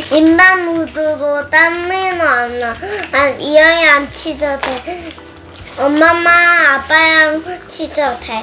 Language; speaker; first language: Korean; native; Korean